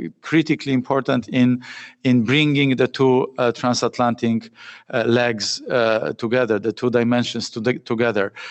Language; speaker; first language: English; non-native, fluent; Polish